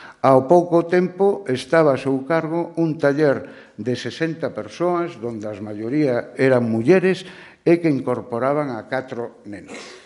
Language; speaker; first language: Galician; non-native, local second language; Spanish